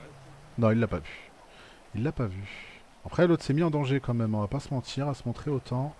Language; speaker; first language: French; native; French